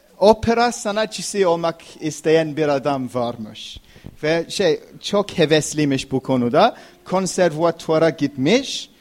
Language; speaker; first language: Turkish; non-native, fluent; English